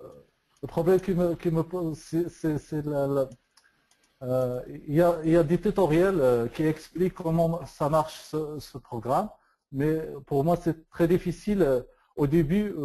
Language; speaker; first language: French; non-native, learner; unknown